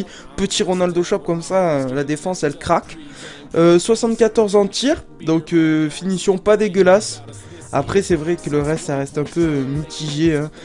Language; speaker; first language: French; native; French